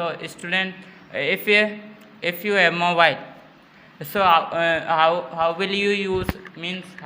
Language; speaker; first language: English; non-native, learner; Hindi